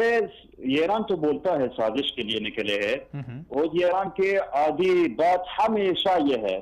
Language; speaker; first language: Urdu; non-native, learner; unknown